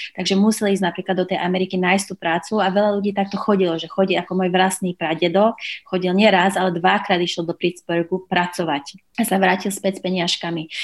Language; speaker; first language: Slovak; early bilingual, other home language; English